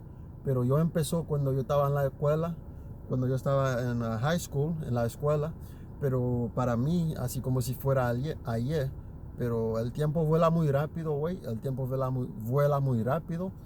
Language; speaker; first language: Spanish; non-native, learner; Haitian Creole